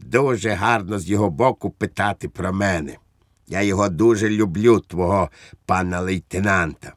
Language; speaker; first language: Ukrainian; native; Ukrainian